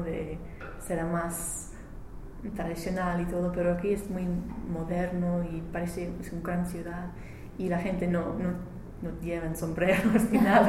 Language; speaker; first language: Spanish; non-native, learner; English